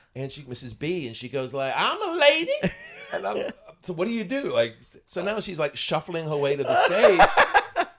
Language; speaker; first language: English; native; English